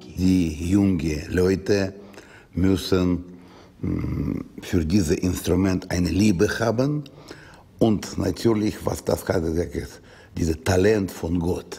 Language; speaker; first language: German; non-native, learner; Russian